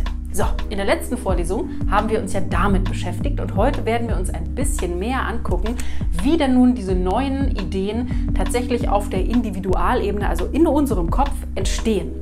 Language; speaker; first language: German; native; German